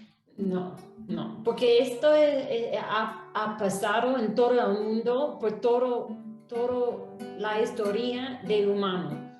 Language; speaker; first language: Spanish; non-native, fluent; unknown